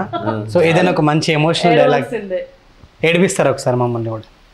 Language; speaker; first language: Telugu; native; Telugu